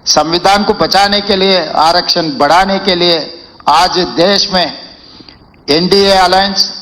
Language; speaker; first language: Hindi; non-native, local second language; Telugu